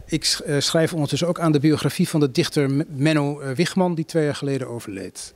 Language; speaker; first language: Dutch; native; Dutch